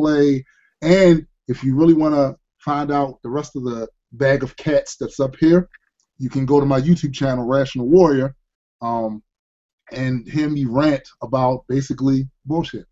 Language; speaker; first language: English; native; English